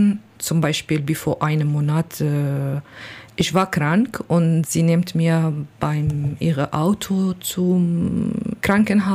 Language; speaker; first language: German; non-native, learner; Kurdish